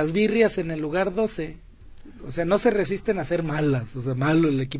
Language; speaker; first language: Spanish; native; Spanish